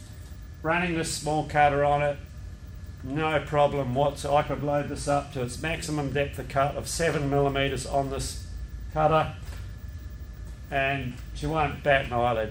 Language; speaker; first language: English; native; English